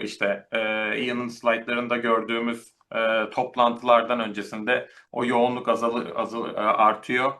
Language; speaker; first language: Turkish; native; Turkish